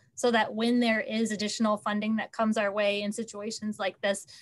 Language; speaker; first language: English; native; English